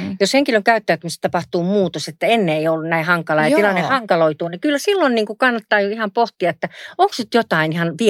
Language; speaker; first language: Finnish; native; Finnish